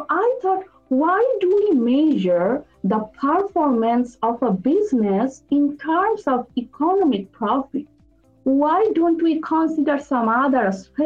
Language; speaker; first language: English; non-native, local second language; Bangla